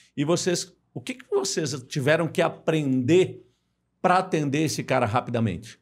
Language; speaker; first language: Portuguese; native; Portuguese